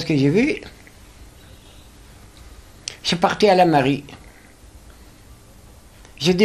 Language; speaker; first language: French; non-native, learner; Arabic